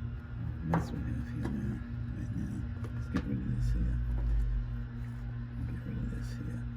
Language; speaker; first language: English; native; English